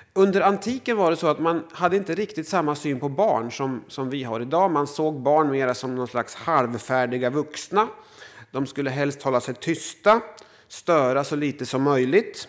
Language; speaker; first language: Swedish; native; Swedish